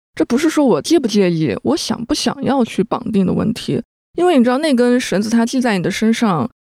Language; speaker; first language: Chinese; native; Chinese